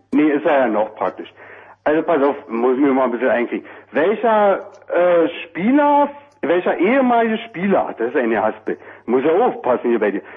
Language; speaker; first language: German; native; German